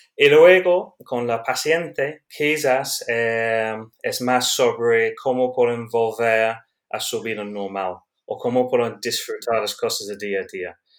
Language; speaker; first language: Spanish; non-native, learner; English